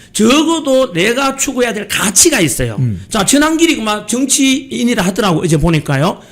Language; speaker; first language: Korean; native; Korean